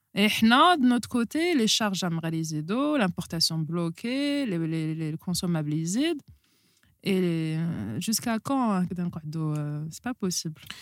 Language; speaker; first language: French; non-native, local second language; Arabic